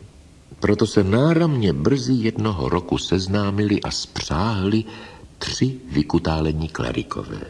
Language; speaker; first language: Czech; native; Czech